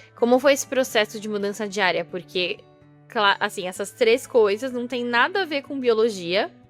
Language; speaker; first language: Portuguese; native; Portuguese